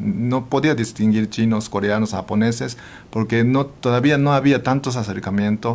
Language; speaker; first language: Spanish; non-native, fluent; Japanese